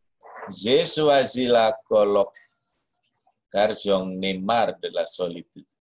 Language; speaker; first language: French; non-native, fluent; Indonesian